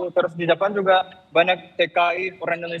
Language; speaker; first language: Indonesian; non-native, fluent; Japanese